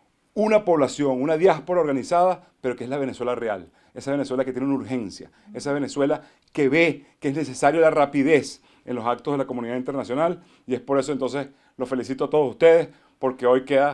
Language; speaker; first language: Spanish; native; Spanish